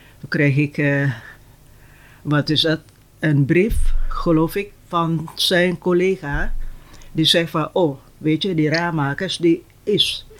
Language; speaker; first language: Dutch; non-native, local second language; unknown